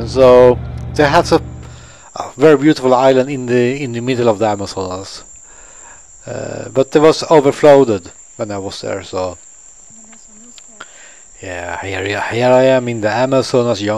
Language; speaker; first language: English; non-native, fluent; Swedish